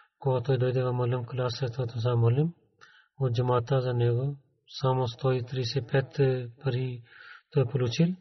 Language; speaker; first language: Bulgarian; non-native, learner; Urdu